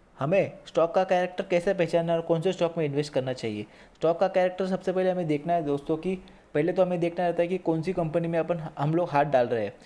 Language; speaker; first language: Hindi; native; Hindi